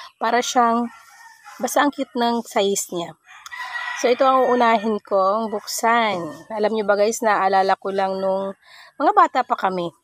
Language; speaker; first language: Filipino; non-native, local second language; Waray